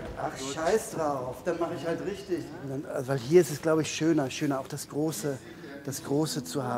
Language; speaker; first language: German; native; German